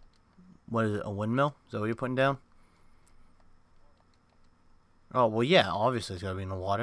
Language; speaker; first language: English; native; English